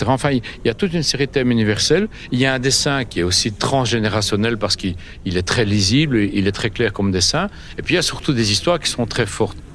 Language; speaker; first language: French; native; French